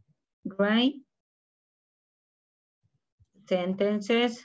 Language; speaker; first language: English; non-native, fluent; Spanish